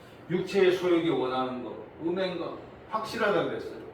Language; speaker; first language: Korean; native; Korean